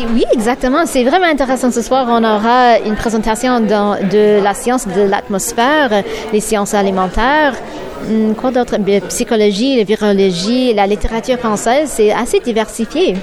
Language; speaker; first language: French; non-native, local second language; English